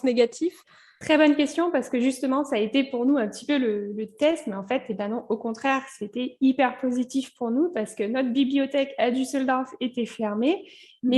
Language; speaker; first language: French; native; French